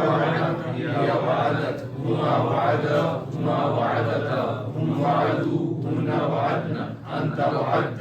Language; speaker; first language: Arabic; non-native, learner; Urdu